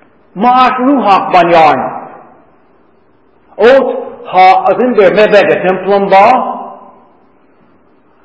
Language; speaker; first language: Hungarian; non-native, fluent; English